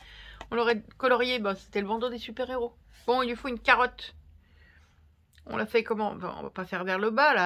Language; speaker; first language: French; native; French